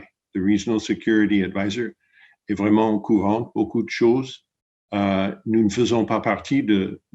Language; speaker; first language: French; non-native, fluent; English